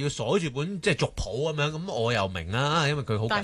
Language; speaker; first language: Cantonese; native; Cantonese